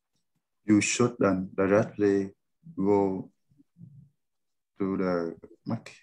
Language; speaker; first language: English; non-native, learner; Vietnamese